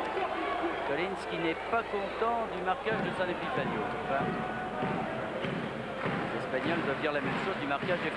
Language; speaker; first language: French; native; French